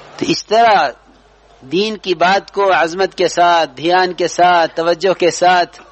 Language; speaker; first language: Urdu; native; Urdu